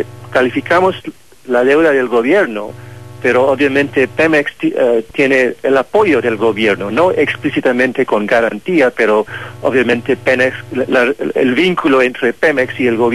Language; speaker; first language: Spanish; non-native, fluent; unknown